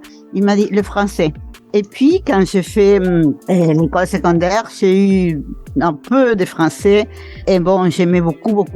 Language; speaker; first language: French; non-native, fluent; Spanish